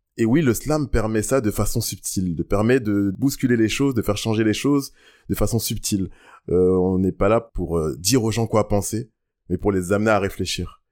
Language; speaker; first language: French; early bilingual, other home language; Lingala